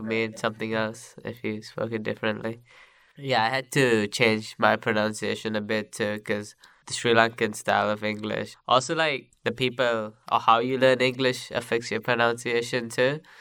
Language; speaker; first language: English; non-native, local second language; Sinhala